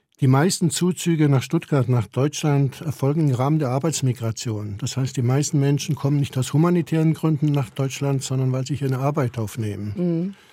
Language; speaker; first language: German; early bilingual, other home language; Croatian